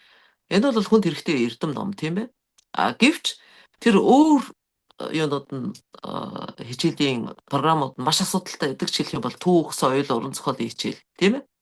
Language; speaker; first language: Mongolian; native; Mongolian